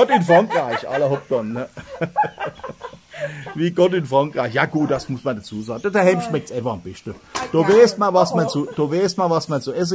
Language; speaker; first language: German; native; German